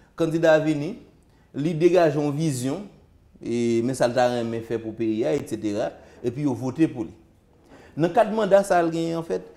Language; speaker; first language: French; non-native, local second language; Haitian Creole